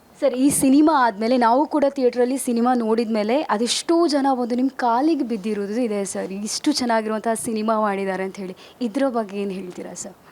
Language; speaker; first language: Kannada; native; Kannada